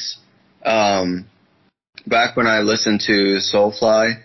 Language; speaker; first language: English; native; English